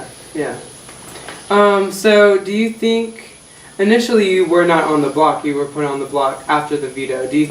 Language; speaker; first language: English; native; English